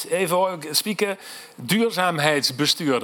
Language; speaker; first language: Dutch; native; Dutch